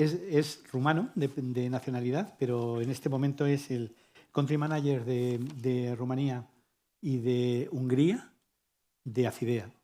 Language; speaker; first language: Spanish; native; Spanish